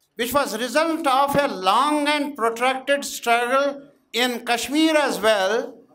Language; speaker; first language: English; non-native, local second language; Urdu